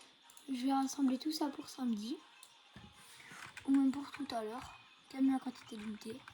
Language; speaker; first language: French; native; French